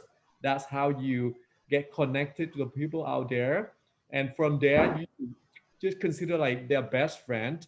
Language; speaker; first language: English; non-native, fluent; Vietnamese